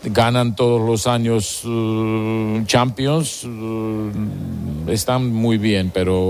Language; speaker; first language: Spanish; non-native, learner; Georgian